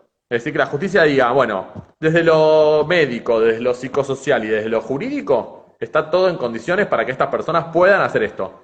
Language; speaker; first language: Spanish; native; Spanish